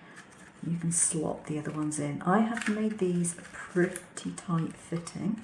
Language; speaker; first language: English; native; English